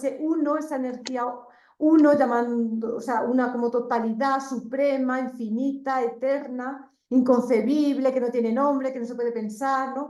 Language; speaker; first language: Spanish; native; Spanish